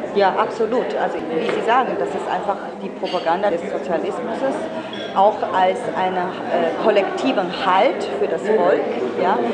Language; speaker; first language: German; non-native, fluent; Chinese